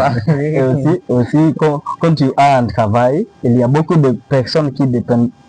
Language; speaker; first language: French; non-native, learner; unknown